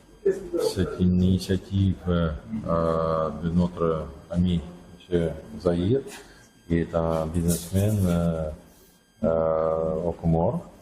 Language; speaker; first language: French; non-native, fluent; Russian